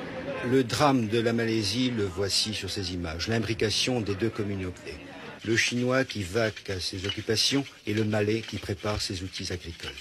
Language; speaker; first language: French; native; French